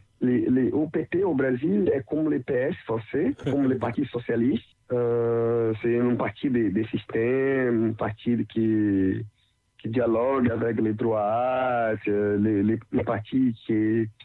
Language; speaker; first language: French; non-native, learner; Portuguese